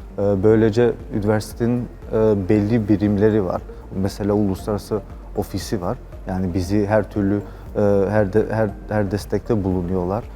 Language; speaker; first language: Turkish; non-native, fluent; Albanian